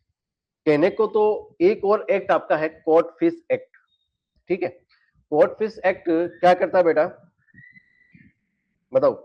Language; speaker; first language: Hindi; native; Hindi